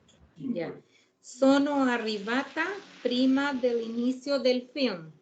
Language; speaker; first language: Italian; non-native, learner; Spanish